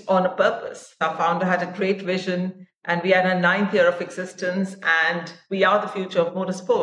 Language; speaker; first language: English; non-native, local second language; Hindi